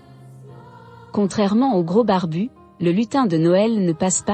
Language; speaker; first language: French; native; French